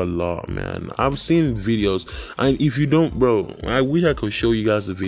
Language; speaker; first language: English; non-native, local second language; Yoruba